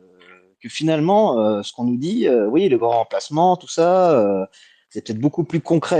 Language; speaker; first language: French; native; French